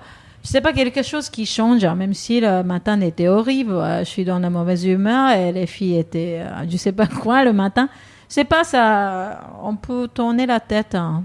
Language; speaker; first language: French; non-native, fluent; Japanese